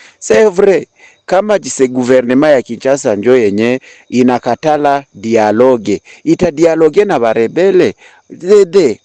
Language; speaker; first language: Swahili; native; Swahili